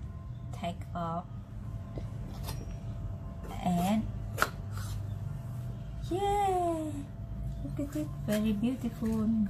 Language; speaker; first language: English; non-native, learner; Vietnamese